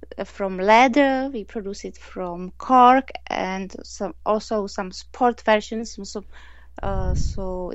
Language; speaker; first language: English; non-native, learner; Czech